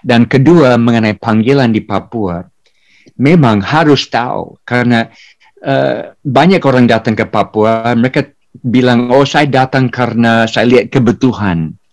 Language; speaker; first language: Indonesian; non-native, fluent; English